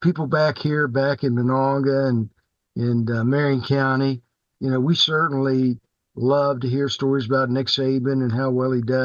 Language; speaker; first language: English; native; English